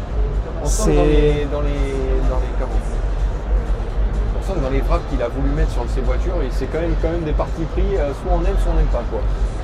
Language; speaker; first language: French; native; French